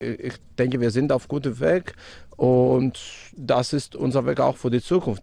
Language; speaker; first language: German; non-native, fluent; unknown